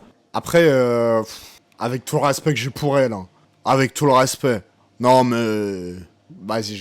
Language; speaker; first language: French; native; French